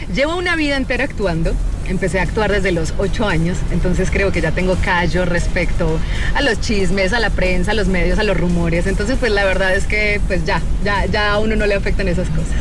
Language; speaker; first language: Spanish; native; Spanish